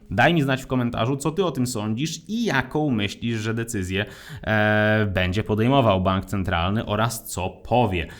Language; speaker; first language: Polish; native; Polish